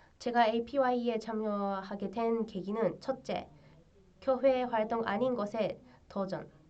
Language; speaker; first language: Korean; non-native, fluent; English